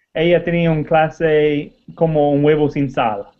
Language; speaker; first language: Spanish; non-native, learner; English